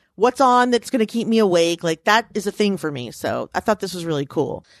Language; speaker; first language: English; native; English